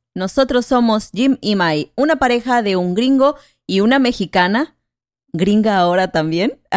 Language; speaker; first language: Spanish; native; Spanish